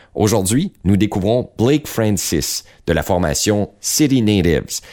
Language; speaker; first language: French; native; French